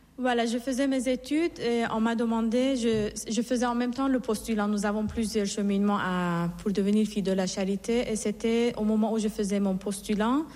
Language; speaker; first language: French; non-native, fluent; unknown